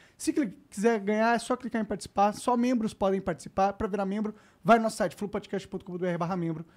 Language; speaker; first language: Portuguese; native; Portuguese